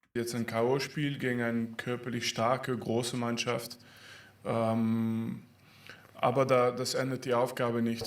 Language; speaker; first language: German; non-native, fluent; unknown